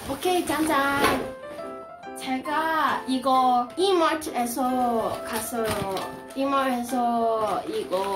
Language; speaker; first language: Korean; non-native, learner; Cantonese